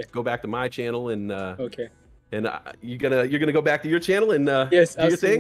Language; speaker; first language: English; native; English